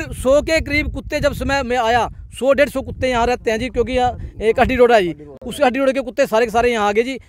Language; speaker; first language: Hindi; native; Hindi